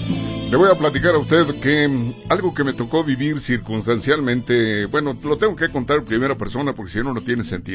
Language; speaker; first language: Spanish; native; Spanish